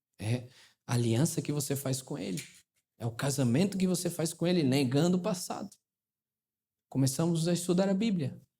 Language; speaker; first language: Portuguese; early bilingual, other home language; Spanish